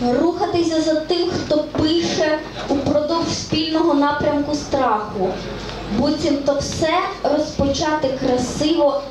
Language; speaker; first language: Ukrainian; native; Ukrainian